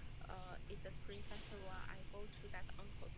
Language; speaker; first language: English; non-native, learner; Chinese